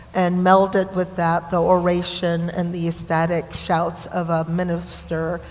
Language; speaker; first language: English; native; English